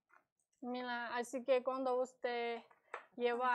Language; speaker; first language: Spanish; non-native, learner; Chinese